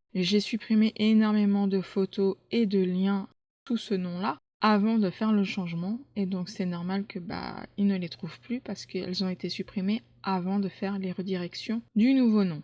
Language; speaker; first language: French; native; French